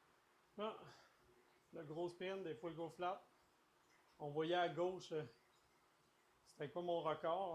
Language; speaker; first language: French; native; French